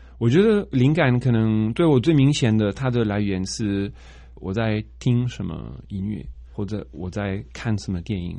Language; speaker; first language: Chinese; non-native, fluent; French